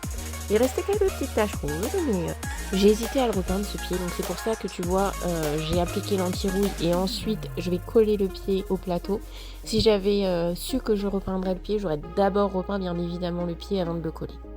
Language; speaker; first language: French; native; French